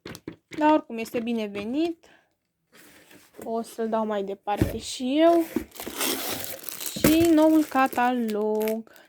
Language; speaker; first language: Romanian; native; Romanian